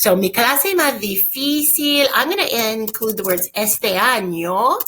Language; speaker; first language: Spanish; non-native, fluent; English